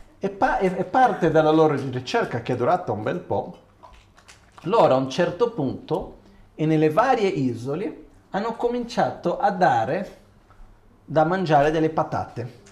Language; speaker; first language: Italian; non-native, fluent; Portuguese